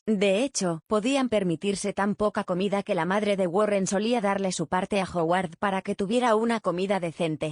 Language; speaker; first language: Spanish; native; Spanish